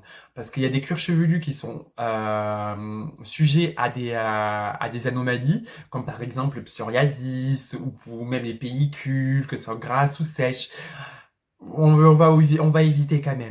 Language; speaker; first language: French; native; French